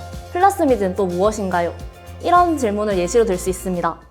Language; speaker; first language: Korean; native; Korean